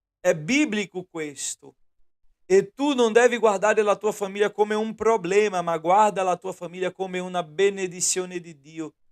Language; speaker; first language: Italian; non-native, fluent; Portuguese